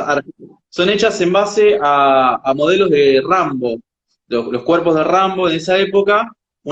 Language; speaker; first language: Spanish; native; Spanish